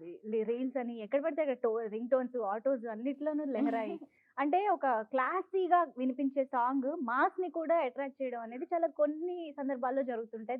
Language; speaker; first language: Telugu; native; Telugu